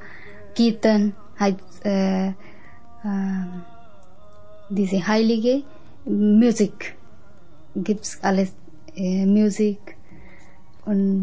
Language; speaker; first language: German; non-native, learner; Punjabi